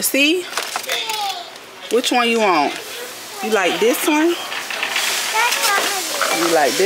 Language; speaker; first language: English; native; English